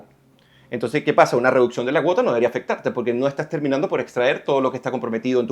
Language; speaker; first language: Spanish; native; Spanish